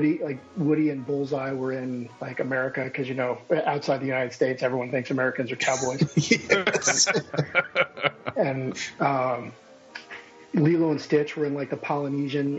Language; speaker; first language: English; native; English